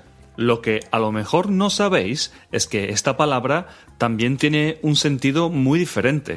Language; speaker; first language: Spanish; native; Spanish